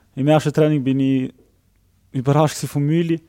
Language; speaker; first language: German; native; German